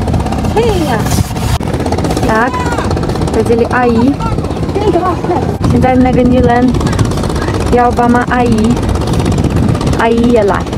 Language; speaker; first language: Chinese; non-native, learner; Ukrainian